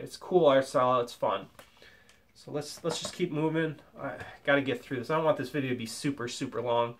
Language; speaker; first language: English; native; English